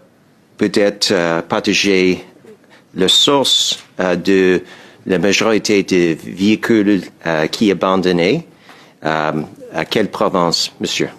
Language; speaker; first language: French; non-native, learner; English